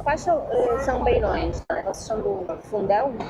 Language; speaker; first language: Portuguese; native; Portuguese